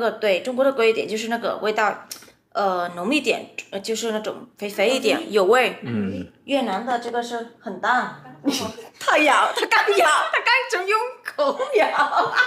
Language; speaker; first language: Chinese; non-native, fluent; Vietnamese